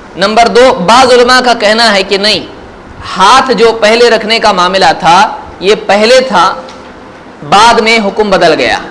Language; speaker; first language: Urdu; native; Urdu